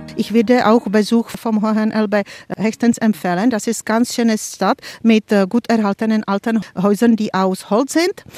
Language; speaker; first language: German; non-native, fluent; Czech